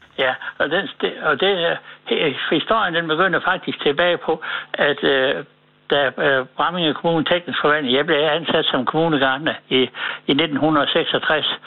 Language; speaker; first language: Danish; native; Danish